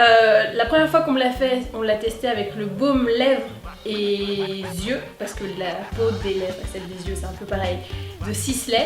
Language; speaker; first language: French; native; French